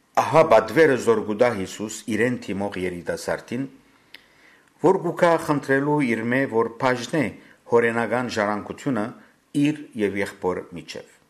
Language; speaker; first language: Armenian; native; Armenian